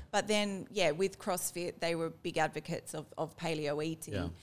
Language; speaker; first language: English; native; English